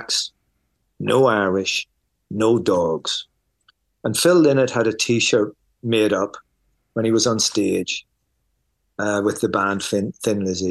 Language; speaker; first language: English; native; English